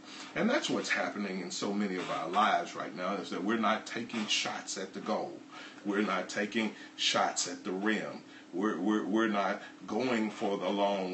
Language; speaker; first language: English; native; English